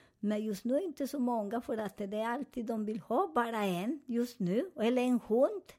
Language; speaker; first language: Swedish; non-native, fluent; Spanish